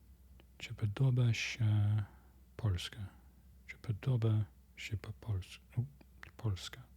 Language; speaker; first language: Polish; non-native, learner; English